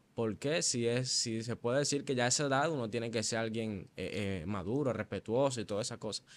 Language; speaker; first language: Spanish; native; Spanish